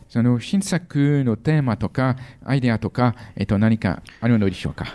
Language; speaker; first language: Japanese; non-native, fluent; French